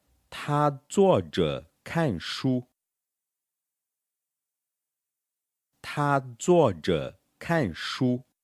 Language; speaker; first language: Chinese; non-native, fluent; Portuguese